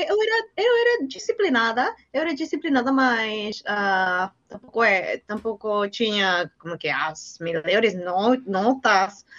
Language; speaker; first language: Portuguese; non-native, learner; Spanish